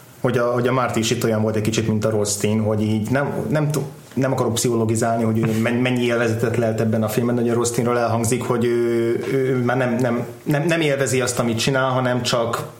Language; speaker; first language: Hungarian; native; Hungarian